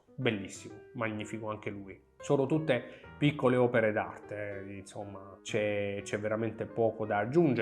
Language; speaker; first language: Italian; native; Italian